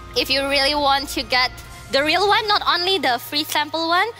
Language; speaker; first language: English; non-native, fluent; Indonesian